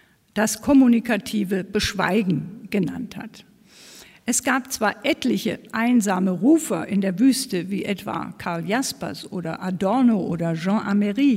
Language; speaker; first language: German; native; German